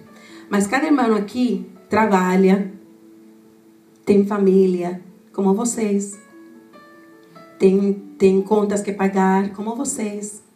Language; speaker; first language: Portuguese; non-native, fluent; Spanish